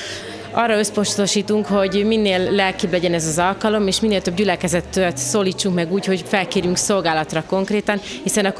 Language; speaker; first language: Hungarian; native; Hungarian